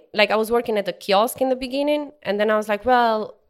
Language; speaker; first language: English; non-native, fluent; Albanian